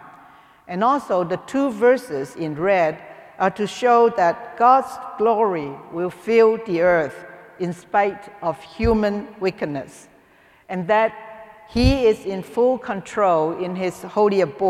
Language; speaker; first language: English; non-native, local second language; Cantonese